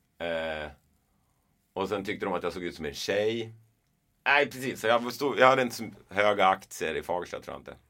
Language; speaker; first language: Swedish; native; Swedish